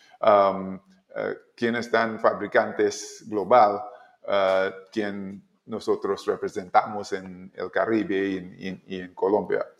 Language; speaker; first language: Spanish; non-native, learner; English